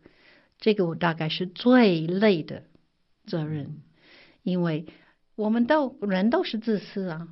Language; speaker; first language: Chinese; non-native, fluent; English